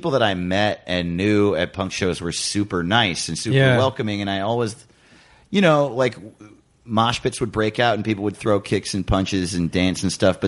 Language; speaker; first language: English; native; English